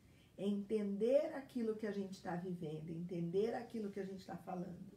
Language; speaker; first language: Portuguese; native; Portuguese